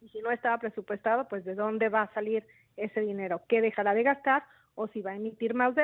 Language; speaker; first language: Spanish; native; Spanish